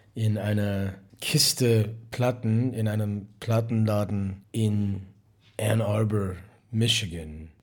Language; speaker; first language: German; non-native, fluent; English